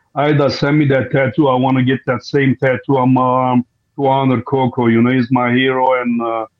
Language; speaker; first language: English; non-native, fluent; Armenian